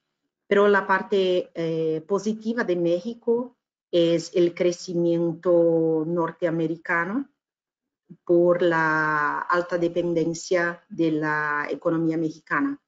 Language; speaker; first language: Spanish; non-native, fluent; Portuguese